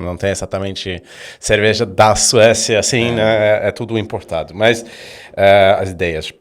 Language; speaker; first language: Portuguese; non-native, fluent; Swedish